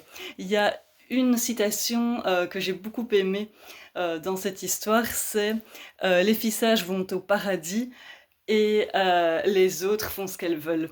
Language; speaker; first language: French; native; French